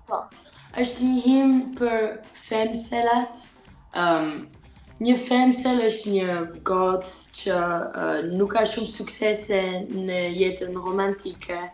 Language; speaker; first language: Albanian; early bilingual, heritage; Albanian